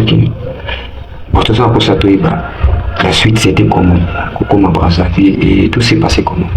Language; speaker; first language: French; non-native, local second language; Lingala